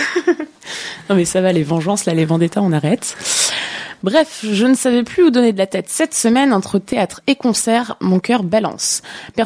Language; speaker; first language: French; native; French